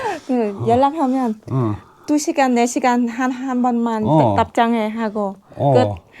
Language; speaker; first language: Korean; non-native, learner; Vietnamese